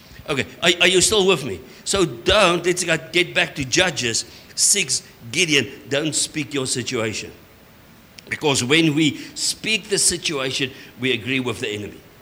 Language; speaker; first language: English; non-native, local second language; Afrikaans